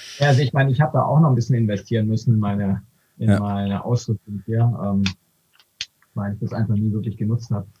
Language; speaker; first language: German; native; German